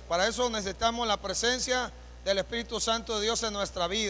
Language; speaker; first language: Spanish; native; Spanish